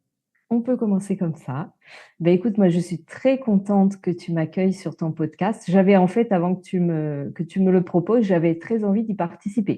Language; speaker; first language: French; native; French